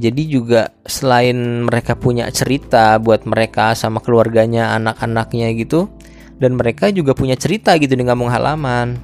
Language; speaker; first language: Indonesian; native; Indonesian